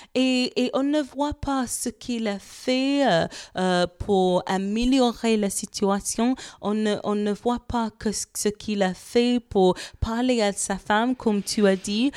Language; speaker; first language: French; non-native, fluent; English